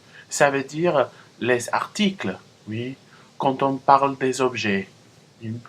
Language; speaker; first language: French; non-native, fluent; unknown